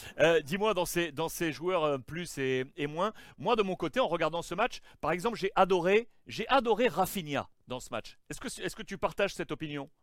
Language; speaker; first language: French; native; French